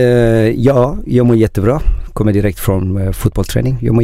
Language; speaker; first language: Swedish; non-native, learner; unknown